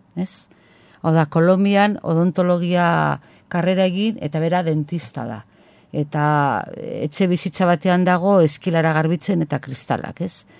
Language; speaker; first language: Basque; non-native, local second language; Spanish